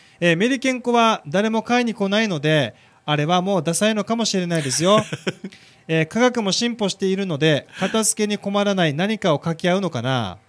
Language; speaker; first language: Japanese; native; Japanese